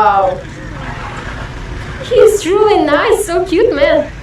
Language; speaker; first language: English; non-native, fluent; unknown